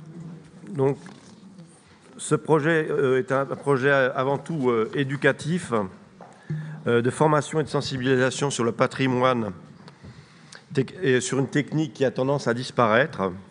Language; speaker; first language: French; native; French